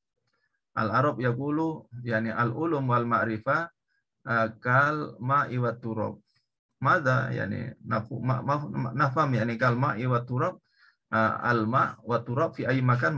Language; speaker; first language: Arabic; non-native, learner; Indonesian